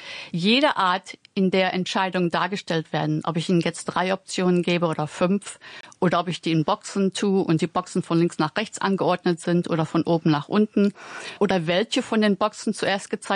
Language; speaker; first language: German; native; German